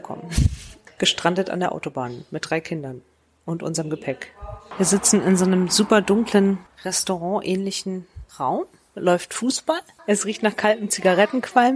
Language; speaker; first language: German; native; German